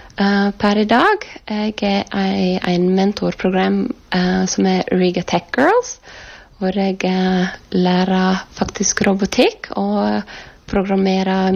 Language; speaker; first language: Norwegian; non-native, fluent; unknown